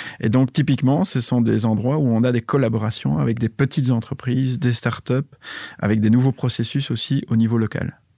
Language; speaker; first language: French; native; French